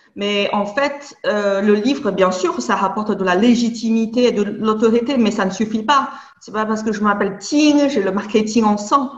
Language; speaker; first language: French; non-native, fluent; Chinese